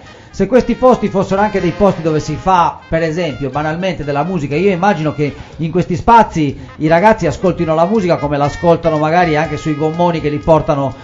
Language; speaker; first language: Italian; native; Italian